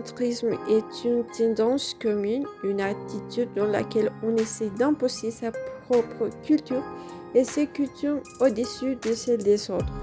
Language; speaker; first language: French; non-native, fluent; Spanish